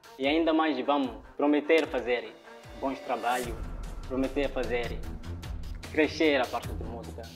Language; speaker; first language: Portuguese; non-native, local second language; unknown